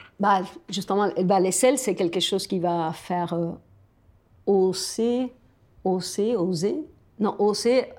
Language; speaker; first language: French; non-native, fluent; Spanish